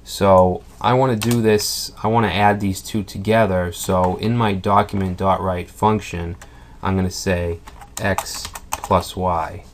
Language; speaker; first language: English; native; English